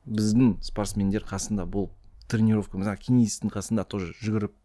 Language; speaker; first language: Kazakh; non-native, local second language; Russian